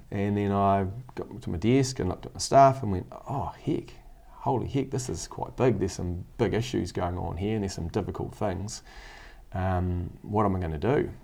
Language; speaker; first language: English; native; English